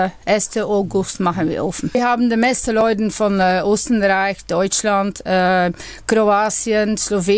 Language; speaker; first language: German; non-native, learner; Dutch